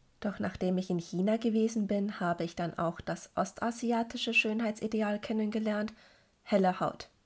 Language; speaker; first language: German; early bilingual, other home language; Cantonese